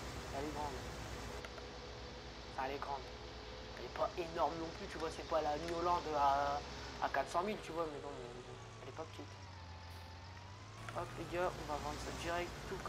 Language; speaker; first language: French; native; French